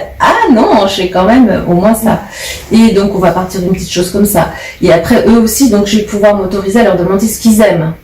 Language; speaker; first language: French; native; French